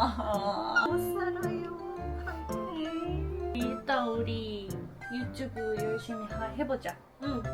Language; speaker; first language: Korean; non-native, fluent; Japanese